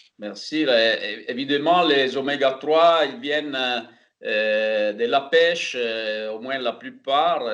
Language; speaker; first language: French; non-native, fluent; Italian